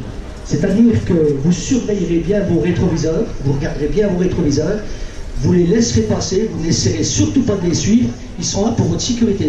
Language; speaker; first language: French; native; French